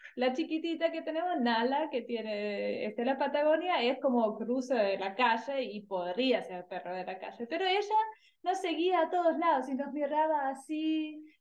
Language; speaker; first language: Spanish; non-native, fluent; German